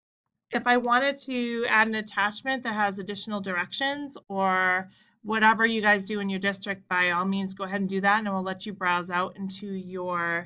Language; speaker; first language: English; native; English